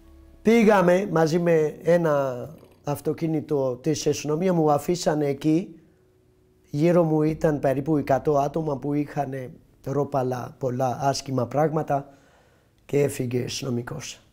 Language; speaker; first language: Greek; non-native, fluent; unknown